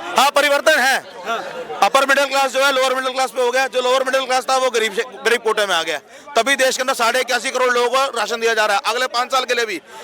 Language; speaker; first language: Hindi; native; Hindi